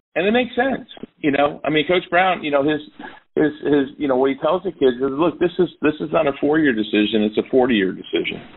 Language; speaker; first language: English; native; English